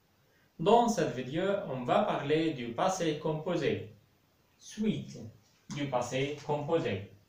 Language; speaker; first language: French; non-native, fluent; Arabic